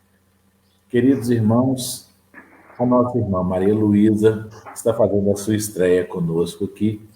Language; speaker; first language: Portuguese; native; Portuguese